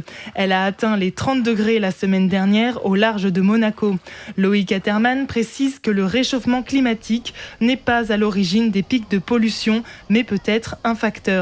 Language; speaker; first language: French; native; French